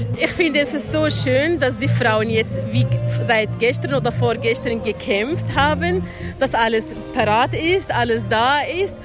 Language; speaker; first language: German; non-native, fluent; Kurdish